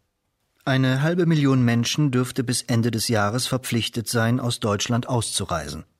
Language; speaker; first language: German; native; German